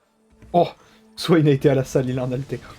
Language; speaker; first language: French; native; French